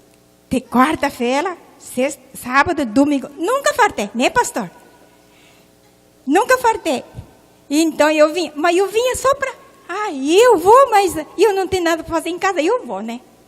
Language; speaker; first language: Portuguese; non-native, local second language; Japanese